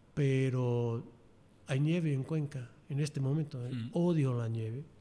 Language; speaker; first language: Spanish; non-native, fluent; English